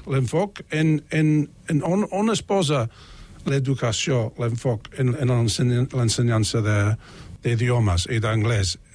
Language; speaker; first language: Catalan; non-native, fluent; English